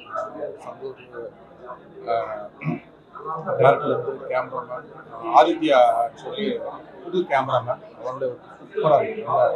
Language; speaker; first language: Tamil; native; Tamil